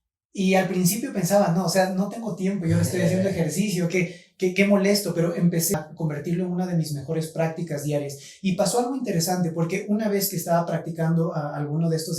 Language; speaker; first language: Spanish; native; Spanish